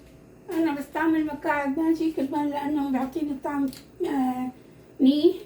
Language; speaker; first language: Arabic; native; Arabic